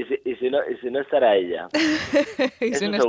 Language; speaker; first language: Spanish; native; Spanish